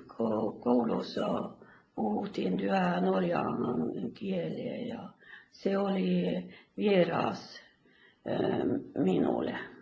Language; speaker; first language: Finnish; early bilingual, heritage; Finnish